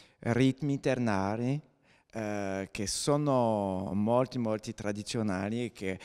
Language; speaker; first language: Italian; non-native, learner; French